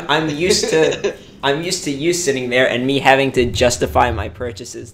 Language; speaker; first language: English; native; English